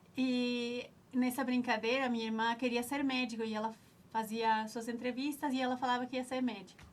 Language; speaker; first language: Portuguese; non-native, fluent; Spanish